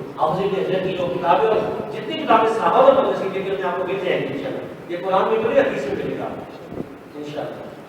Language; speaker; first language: Urdu; non-native, local second language; Pashto